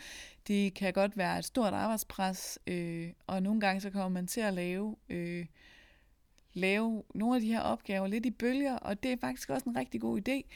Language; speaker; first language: Danish; native; Danish